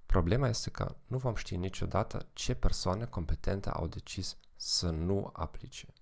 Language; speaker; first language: Romanian; non-native, fluent; German